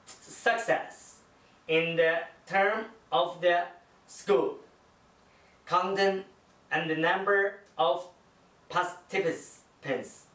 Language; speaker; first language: English; non-native, learner; Chinese